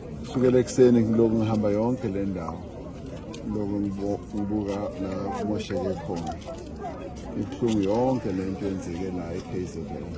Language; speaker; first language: Zulu; non-native, local second language; Venda